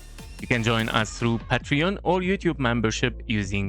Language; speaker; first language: English; non-native, fluent; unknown